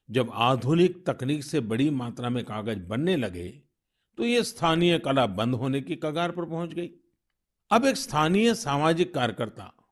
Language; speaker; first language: Hindi; non-native, local second language; Gujarati